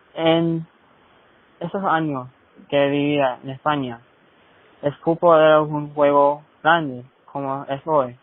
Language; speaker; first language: Spanish; early bilingual, heritage; Spanish